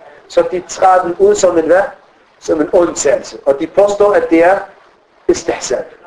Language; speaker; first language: Danish; non-native, fluent; Arabic